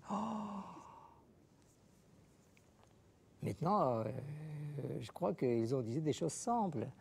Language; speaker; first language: French; non-native, fluent; Russian